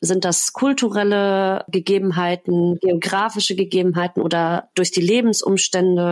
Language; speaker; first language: German; native; German